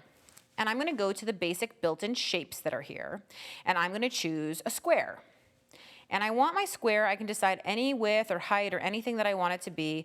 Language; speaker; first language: English; native; English